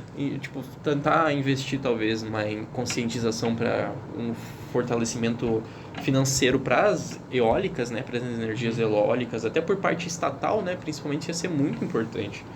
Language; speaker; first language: Portuguese; native; Portuguese